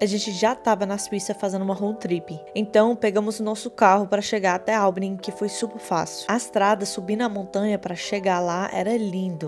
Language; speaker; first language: Portuguese; non-native, fluent; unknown